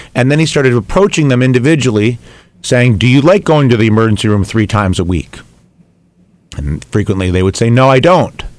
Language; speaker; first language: English; native; English